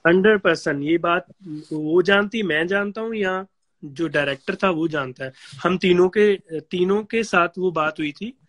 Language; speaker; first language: Hindi; non-native, local second language; Punjabi